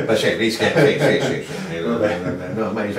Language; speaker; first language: Italian; native; Italian